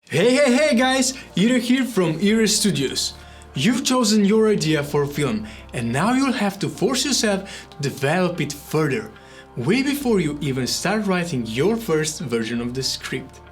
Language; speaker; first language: English; non-native, fluent; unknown